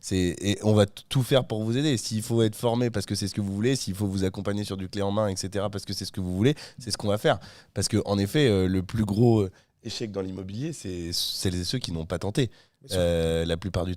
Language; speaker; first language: French; native; French